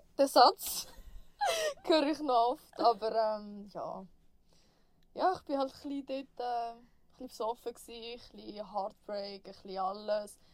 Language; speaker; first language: German; native; German